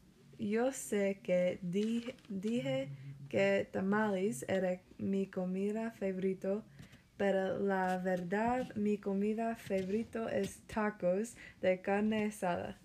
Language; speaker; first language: Spanish; early bilingual, other home language; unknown